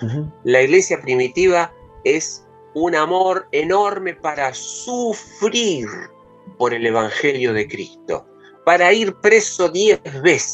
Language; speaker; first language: Spanish; native; Spanish